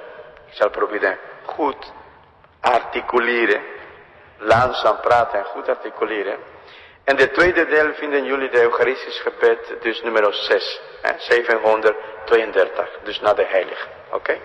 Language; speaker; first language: Dutch; non-native, fluent; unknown